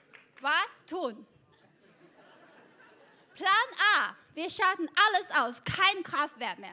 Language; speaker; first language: German; non-native, fluent; Chinese